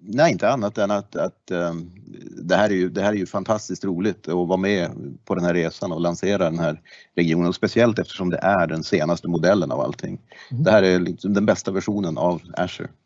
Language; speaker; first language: Swedish; native; Swedish